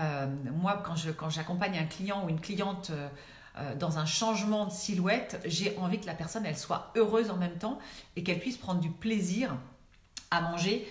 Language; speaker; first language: French; native; French